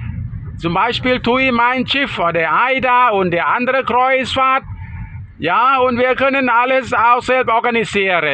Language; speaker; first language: German; non-native, fluent; Thai